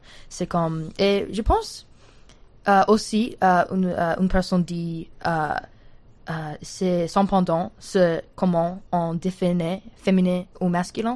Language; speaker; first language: French; non-native, learner; English